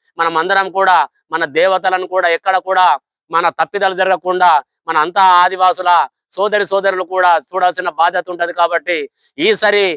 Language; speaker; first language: Telugu; non-native, local second language; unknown